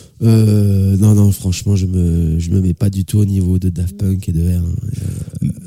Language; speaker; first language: French; native; French